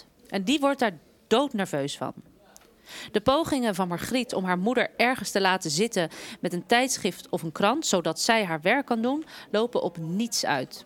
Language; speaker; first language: Dutch; native; Dutch